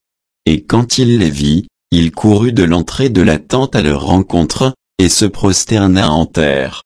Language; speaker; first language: French; native; French